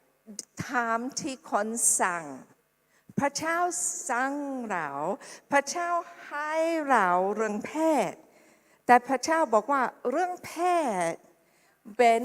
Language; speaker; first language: Thai; non-native, fluent; English